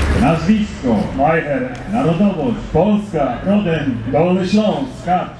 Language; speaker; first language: Polish; native; Polish